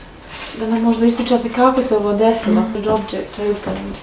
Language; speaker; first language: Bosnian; native; Bosnian